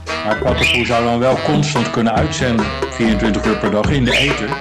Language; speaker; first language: Dutch; native; Dutch